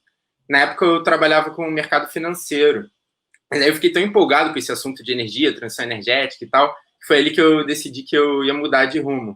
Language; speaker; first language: Portuguese; native; Portuguese